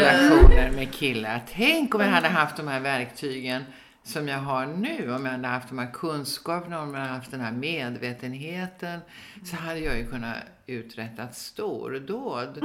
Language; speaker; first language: Swedish; native; Swedish